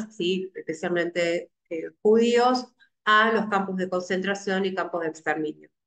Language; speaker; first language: Spanish; native; Spanish